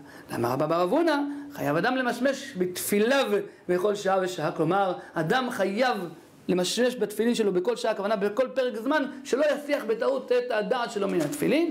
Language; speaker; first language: Hebrew; native; Hebrew